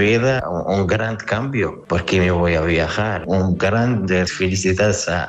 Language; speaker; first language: Spanish; non-native, learner; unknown